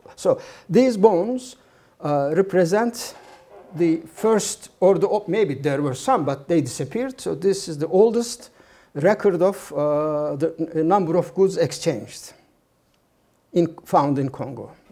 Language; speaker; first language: English; non-native, fluent; Turkish